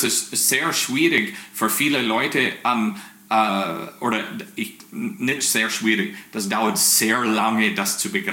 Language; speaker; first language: German; non-native, fluent; English